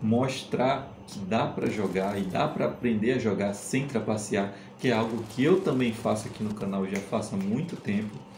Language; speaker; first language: Portuguese; native; Portuguese